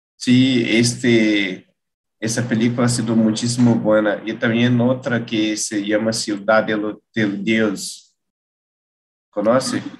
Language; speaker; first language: Spanish; non-native, learner; Portuguese